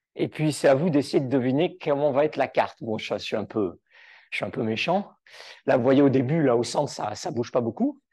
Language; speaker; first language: French; native; French